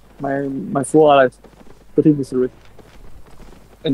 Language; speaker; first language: English; non-native, learner; Chinese